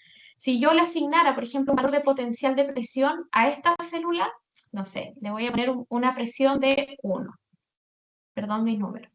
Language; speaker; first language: Spanish; native; Spanish